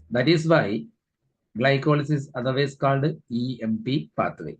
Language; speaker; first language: English; non-native, local second language; Malayalam